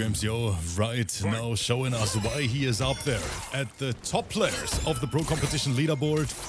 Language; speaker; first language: English; native; English